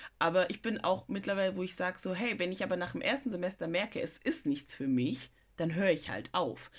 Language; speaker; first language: German; early bilingual, other home language; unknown